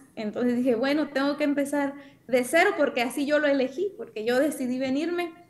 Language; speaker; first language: Spanish; native; Spanish